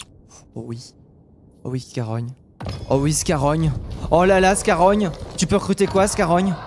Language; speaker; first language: French; native; French